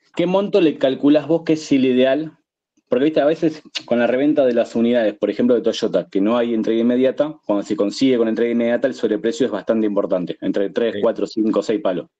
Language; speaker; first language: Spanish; native; Spanish